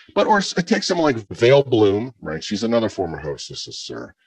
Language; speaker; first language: English; native; English